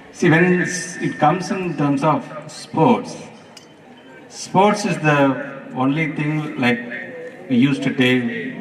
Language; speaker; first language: English; non-native, local second language; Tamil